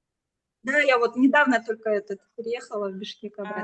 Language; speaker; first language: Russian; non-native, local second language; Kyrgyz